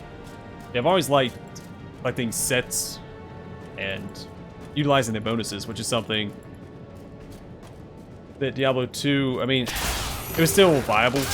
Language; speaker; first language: English; native; English